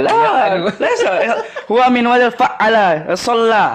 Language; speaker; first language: Arabic; non-native, learner; Indonesian